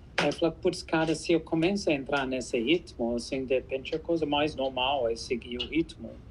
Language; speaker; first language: Portuguese; non-native, fluent; English